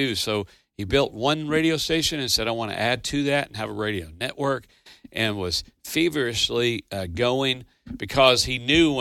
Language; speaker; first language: English; native; English